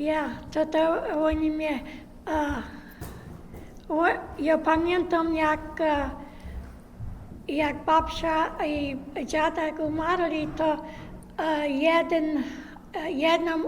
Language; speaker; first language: Polish; early bilingual, heritage; Polish